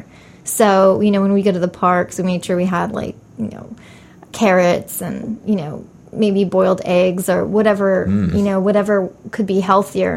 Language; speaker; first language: English; native; English